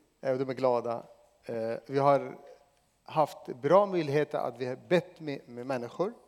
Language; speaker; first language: Swedish; non-native, fluent; Arabic